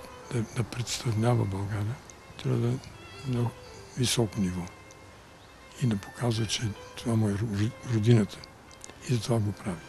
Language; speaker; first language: Bulgarian; early bilingual, heritage; Bulgarian